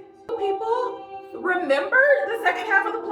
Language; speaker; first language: English; native; English